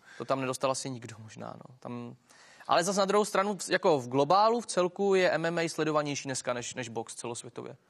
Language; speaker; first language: Czech; native; Czech